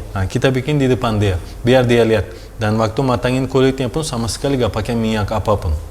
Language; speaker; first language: Indonesian; non-native, fluent; Turkish